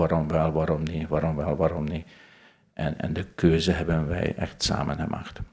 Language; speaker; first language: Dutch; non-native, fluent; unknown